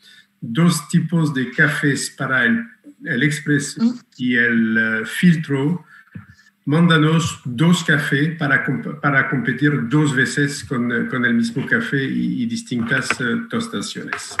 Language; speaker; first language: Spanish; non-native, fluent; French